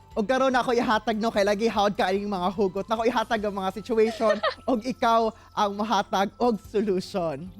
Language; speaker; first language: Cebuano; native; Cebuano